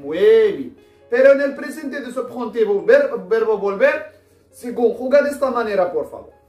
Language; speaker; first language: Spanish; non-native, fluent; Arabic